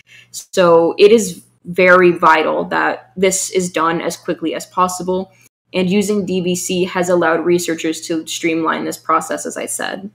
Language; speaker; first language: English; native; English